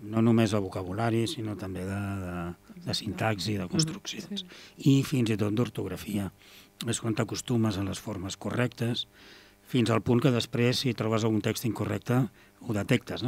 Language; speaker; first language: Catalan; native; Catalan